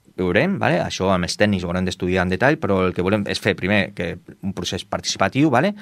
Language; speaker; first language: Catalan; non-native, local second language; Spanish